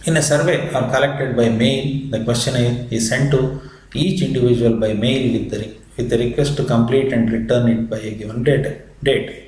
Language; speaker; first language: English; non-native, local second language; Kannada